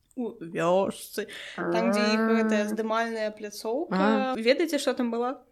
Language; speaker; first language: Belarusian; non-native, local second language; Russian